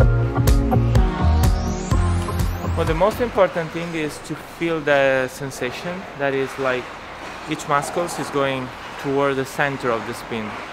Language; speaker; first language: English; non-native, fluent; Italian